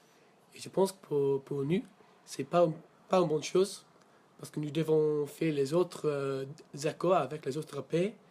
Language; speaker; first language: French; non-native, learner; English